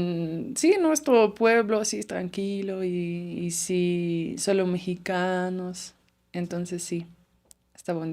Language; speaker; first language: Spanish; non-native, fluent; Dutch